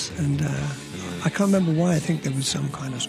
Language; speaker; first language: English; native; English